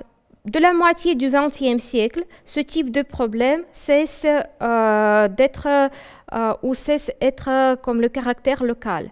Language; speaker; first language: French; non-native, fluent; Russian